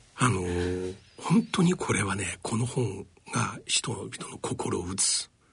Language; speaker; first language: Japanese; non-native, fluent; Chinese